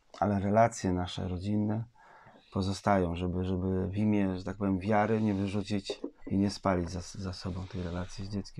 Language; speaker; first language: Polish; native; Polish